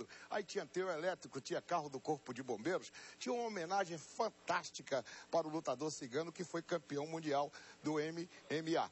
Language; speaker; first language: Portuguese; native; Portuguese